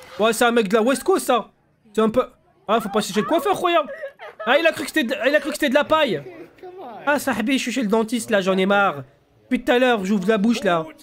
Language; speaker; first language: French; native; French